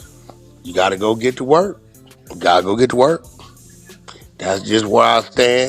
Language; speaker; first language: English; native; English